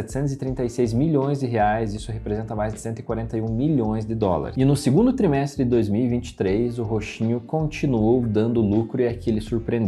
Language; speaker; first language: Portuguese; native; Portuguese